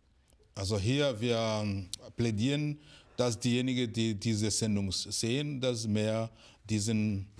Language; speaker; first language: German; non-native, fluent; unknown